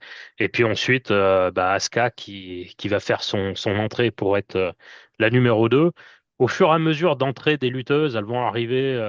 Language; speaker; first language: French; native; French